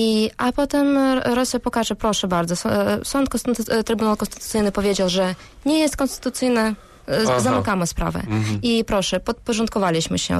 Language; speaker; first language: Polish; non-native, fluent; Russian